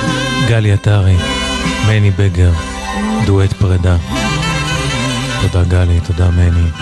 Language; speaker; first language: Hebrew; native; Hebrew